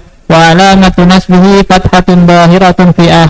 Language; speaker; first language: Arabic; non-native, learner; Indonesian